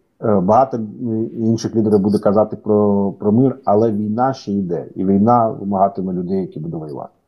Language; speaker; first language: Ukrainian; non-native, local second language; Russian